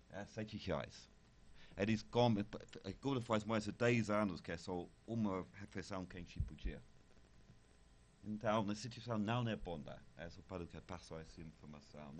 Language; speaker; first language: Portuguese; non-native, fluent; English